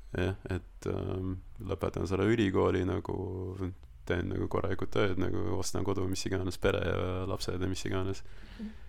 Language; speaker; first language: Estonian; early bilingual, other home language; Russian